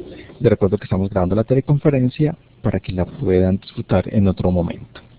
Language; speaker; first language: Spanish; native; Spanish